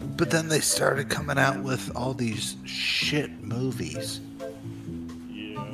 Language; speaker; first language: English; native; English